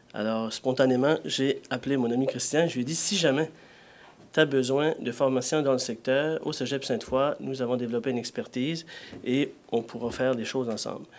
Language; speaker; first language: French; native; French